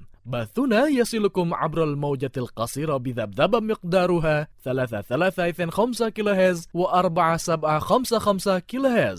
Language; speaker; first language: Arabic; non-native, fluent; Indonesian